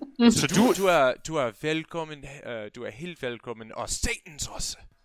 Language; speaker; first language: Danish; non-native, learner; English